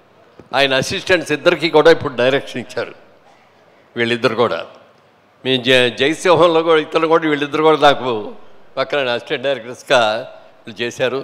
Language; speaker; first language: Telugu; native; Telugu